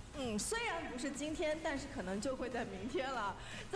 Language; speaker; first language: Chinese; native; Chinese